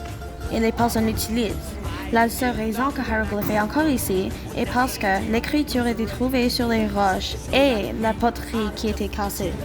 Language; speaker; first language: French; non-native, learner; English